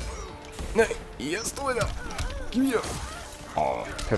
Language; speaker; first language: German; native; German